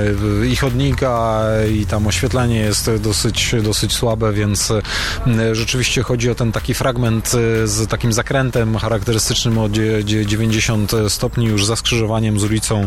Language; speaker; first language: Polish; native; Polish